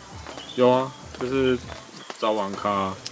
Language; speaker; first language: Chinese; non-native, fluent; English